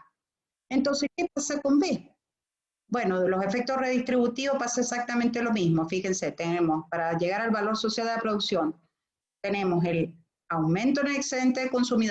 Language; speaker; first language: Spanish; native; Spanish